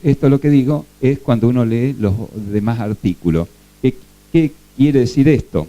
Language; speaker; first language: Spanish; native; Spanish